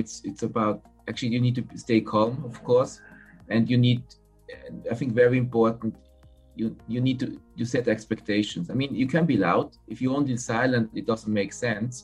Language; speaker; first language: English; non-native, fluent; German